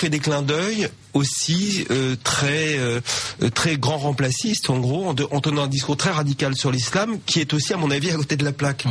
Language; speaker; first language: French; native; French